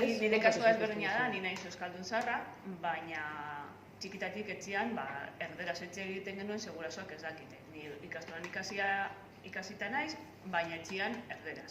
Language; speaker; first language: Basque; non-native, local second language; Spanish